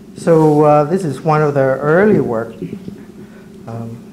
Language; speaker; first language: English; early bilingual, other home language; Vietnamese